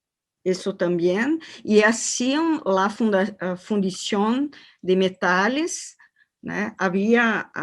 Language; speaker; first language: Spanish; non-native, learner; Portuguese